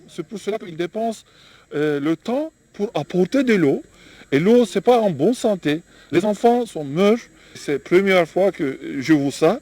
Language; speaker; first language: French; non-native, learner; Turkish